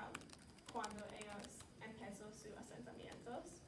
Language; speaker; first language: Spanish; non-native, learner; English